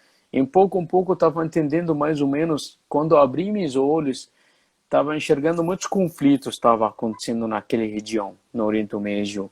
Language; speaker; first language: Portuguese; non-native, fluent; Arabic